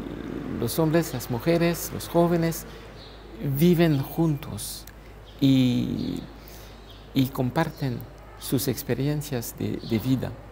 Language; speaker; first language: Spanish; non-native, fluent; French